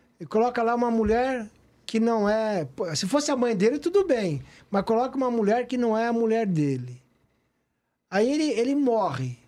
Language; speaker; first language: Portuguese; native; Portuguese